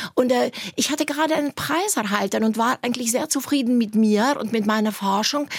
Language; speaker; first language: German; native; German